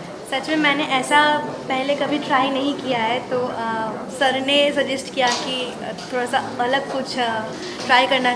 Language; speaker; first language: Hindi; non-native, local second language; Bangla